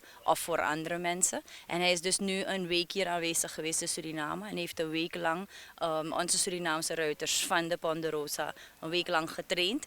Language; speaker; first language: Dutch; native; Dutch